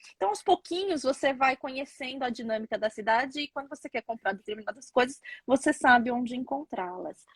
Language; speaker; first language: Portuguese; native; Portuguese